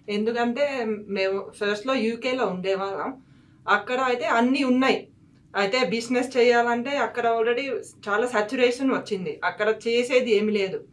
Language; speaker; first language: Telugu; non-native, fluent; Finnish